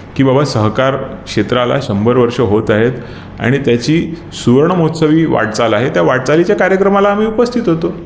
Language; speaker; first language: Marathi; native; Marathi